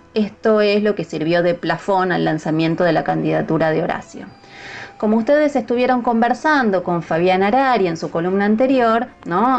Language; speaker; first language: Spanish; native; Spanish